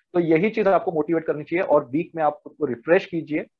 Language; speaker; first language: Hindi; non-native, local second language; Marathi